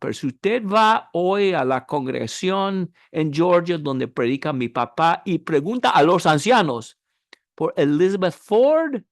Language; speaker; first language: Spanish; non-native, fluent; English